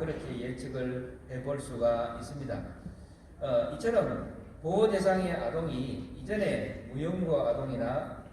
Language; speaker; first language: Korean; native; Korean